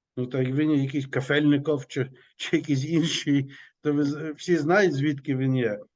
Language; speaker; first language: Ukrainian; early bilingual, heritage; Ukrainian